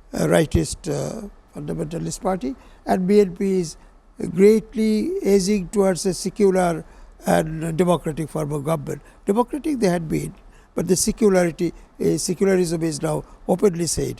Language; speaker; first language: English; non-native, local second language; Bangla